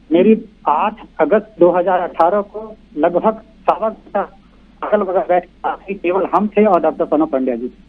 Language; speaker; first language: Hindi; native; Hindi